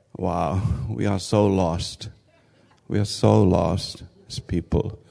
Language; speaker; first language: English; non-native, fluent; Finnish